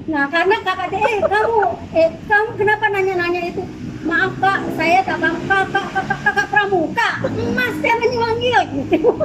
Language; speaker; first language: Indonesian; non-native, local second language; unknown